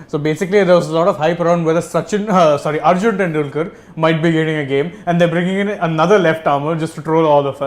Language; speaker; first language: English; non-native, local second language; Hindi